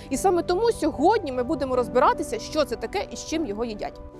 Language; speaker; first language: Ukrainian; native; Ukrainian